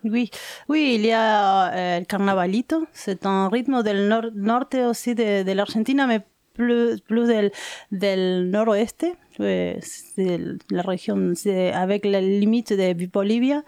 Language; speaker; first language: French; non-native, learner; Spanish